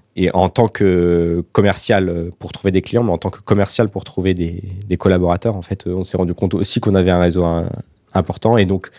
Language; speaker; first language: French; native; French